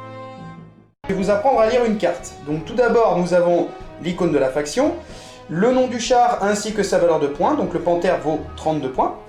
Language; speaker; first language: French; native; French